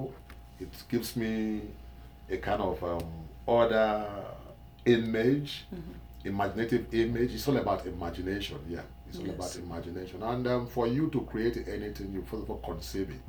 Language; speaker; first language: English; non-native, local second language; Igbo